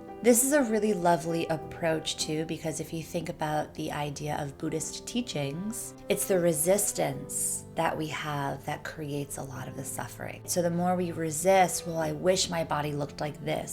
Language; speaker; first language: English; native; English